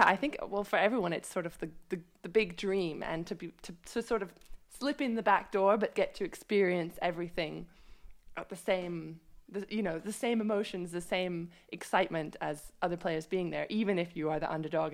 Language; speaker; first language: English; native; English